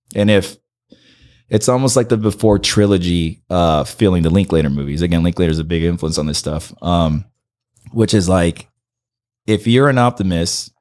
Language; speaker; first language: English; early bilingual, other home language; Spanish